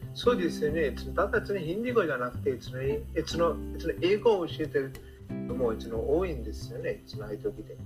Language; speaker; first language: Japanese; non-native, fluent; Bangla